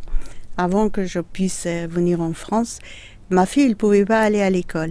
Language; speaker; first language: French; non-native, fluent; Persian